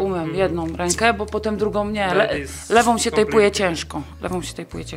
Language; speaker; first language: Polish; native; Polish